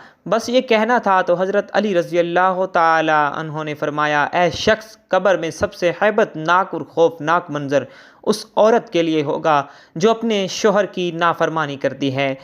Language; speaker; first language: Urdu; native; Urdu